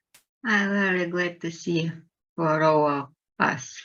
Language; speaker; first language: English; non-native, learner; Russian